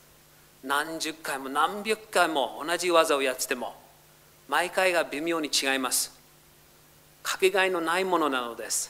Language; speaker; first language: Japanese; non-native, fluent; English